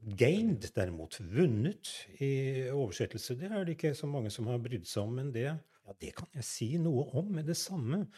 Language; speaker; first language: Norwegian; native; Norwegian